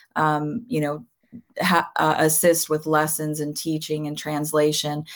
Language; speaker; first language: English; early bilingual, other home language; Spanish